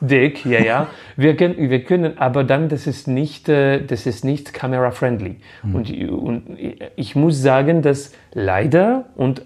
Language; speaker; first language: German; non-native, fluent; French